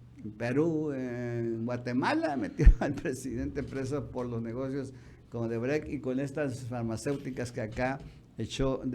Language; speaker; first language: Spanish; native; Spanish